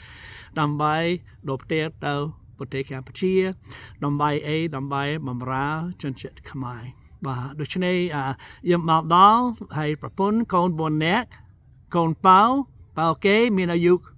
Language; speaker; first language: Khmer; non-native, fluent; English